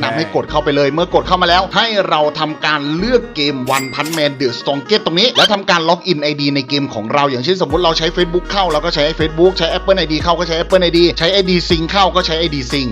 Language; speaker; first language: Thai; native; Thai